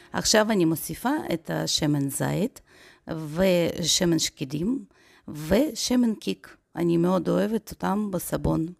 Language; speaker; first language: Hebrew; non-native, fluent; Russian